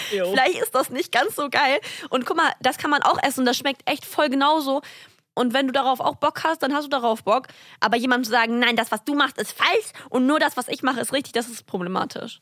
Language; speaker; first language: German; early bilingual, other home language; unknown